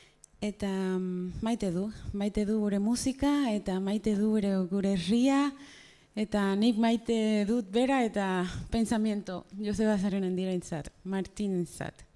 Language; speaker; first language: Basque; non-native, learner; Spanish